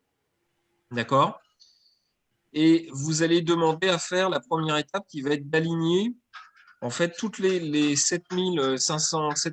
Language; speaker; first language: French; native; French